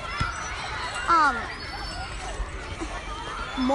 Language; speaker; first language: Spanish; non-native, learner; English